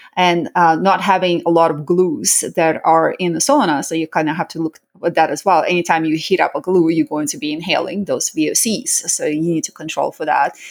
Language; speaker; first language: English; early bilingual, other home language; Russian